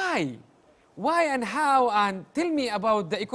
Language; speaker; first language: English; non-native, learner; Arabic